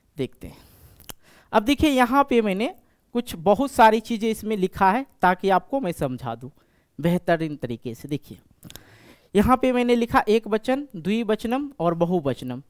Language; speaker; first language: Hindi; native; Hindi